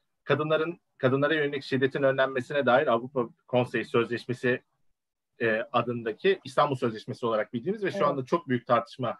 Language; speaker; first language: Turkish; native; Turkish